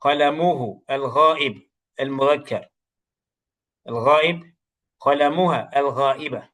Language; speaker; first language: Arabic; non-native, fluent; English